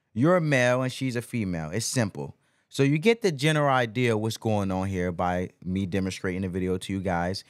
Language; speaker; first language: English; native; English